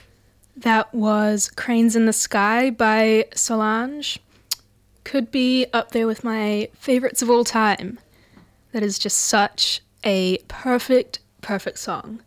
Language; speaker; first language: English; native; English